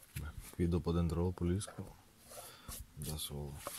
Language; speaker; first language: Italian; non-native, fluent; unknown